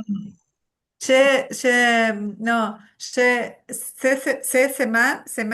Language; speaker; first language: French; non-native, learner; Spanish